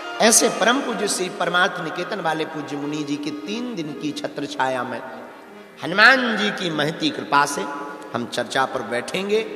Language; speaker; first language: Hindi; native; Hindi